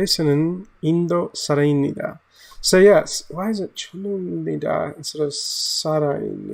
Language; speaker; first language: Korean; non-native, learner; English